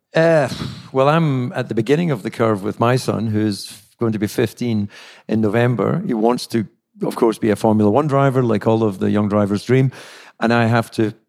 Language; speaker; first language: English; native; English